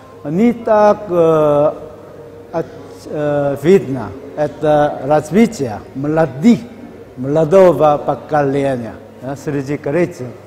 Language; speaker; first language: Russian; non-native, learner; Korean